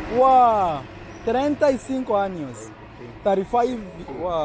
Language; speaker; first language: Spanish; non-native, learner; Swahili